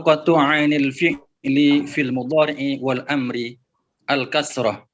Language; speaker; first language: Arabic; non-native, learner; Indonesian